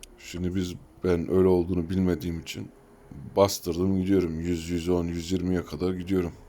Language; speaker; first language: Turkish; early bilingual, heritage; Turkish